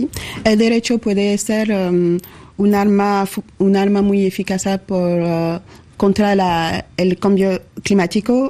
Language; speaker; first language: Spanish; non-native, learner; French